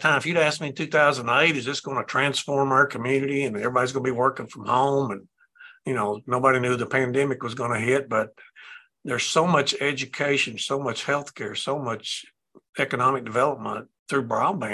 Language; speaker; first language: English; native; English